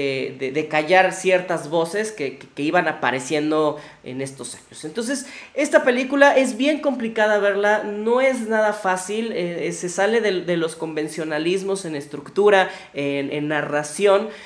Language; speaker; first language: Spanish; native; Spanish